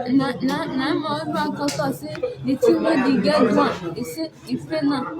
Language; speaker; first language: Nigerian Pidgin; non-native, local second language; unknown